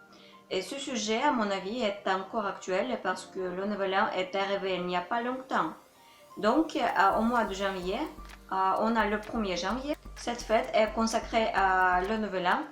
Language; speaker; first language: French; non-native, fluent; Russian